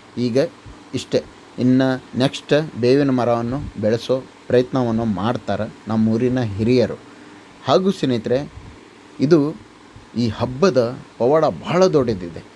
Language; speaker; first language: Kannada; non-native, local second language; Lambadi